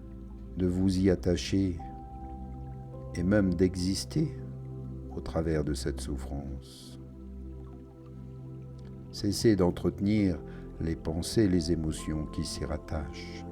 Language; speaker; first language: French; native; French